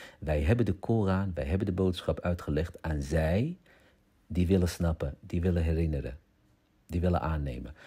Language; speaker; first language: Dutch; early bilingual, other home language; Arabic